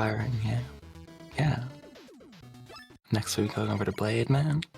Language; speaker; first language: English; native; English